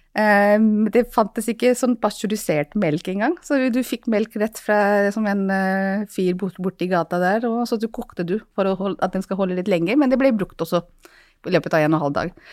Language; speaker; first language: Norwegian; non-native, fluent; Hindi